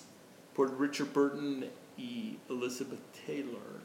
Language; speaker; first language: Spanish; non-native, fluent; English